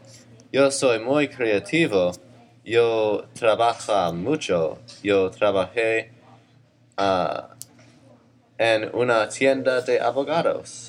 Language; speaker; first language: Spanish; non-native, learner; English